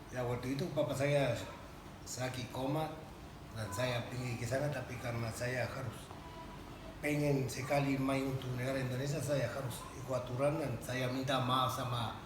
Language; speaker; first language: Indonesian; non-native, fluent; Spanish